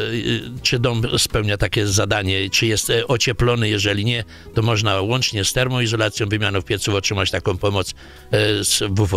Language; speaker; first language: Polish; native; Polish